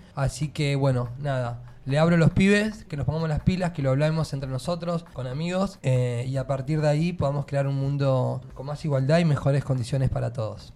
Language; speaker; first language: Spanish; native; Spanish